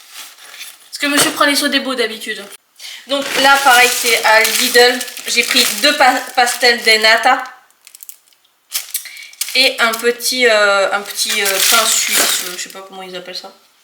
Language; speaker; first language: French; native; French